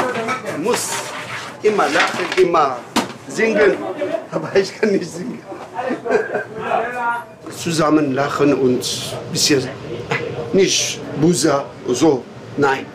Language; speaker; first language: German; non-native, learner; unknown